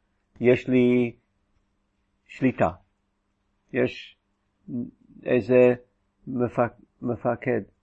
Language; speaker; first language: Hebrew; non-native, fluent; English